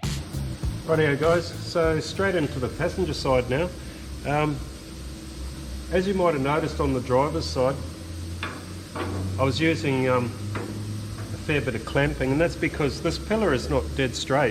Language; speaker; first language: English; native; English